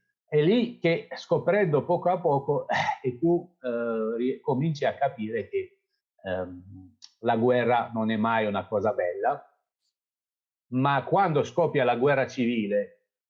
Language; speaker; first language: Italian; non-native, fluent; Kabyle